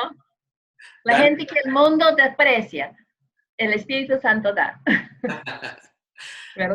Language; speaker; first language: Spanish; non-native, fluent; English